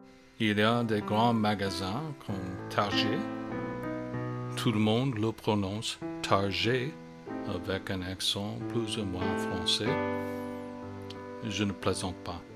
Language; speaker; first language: French; non-native, fluent; English